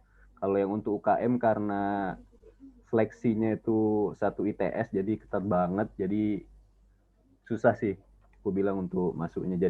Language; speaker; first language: Indonesian; native; Indonesian